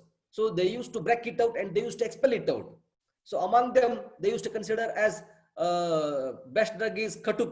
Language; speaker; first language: English; non-native, local second language; Kannada